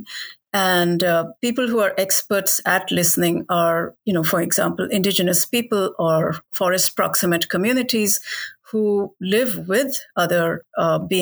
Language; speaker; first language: English; non-native, local second language; Hindi